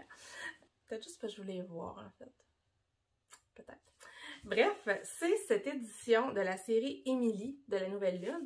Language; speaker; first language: French; native; French